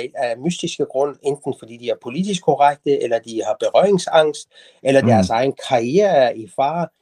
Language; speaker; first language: Danish; non-native, fluent; Persian